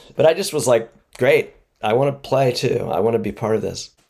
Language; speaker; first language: English; native; English